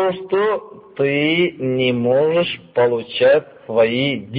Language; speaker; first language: Russian; non-native, fluent; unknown